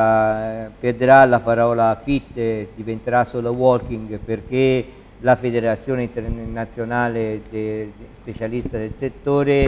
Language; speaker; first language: Italian; native; Italian